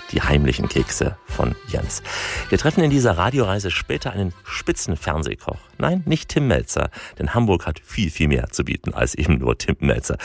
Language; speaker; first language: German; native; German